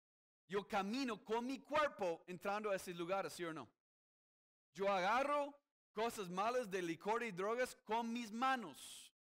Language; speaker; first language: Spanish; non-native, fluent; English